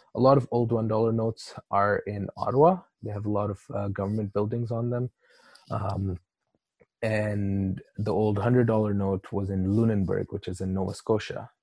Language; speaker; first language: English; non-native, local second language; Urdu